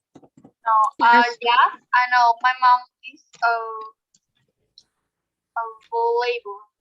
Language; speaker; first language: English; non-native, learner; Vietnamese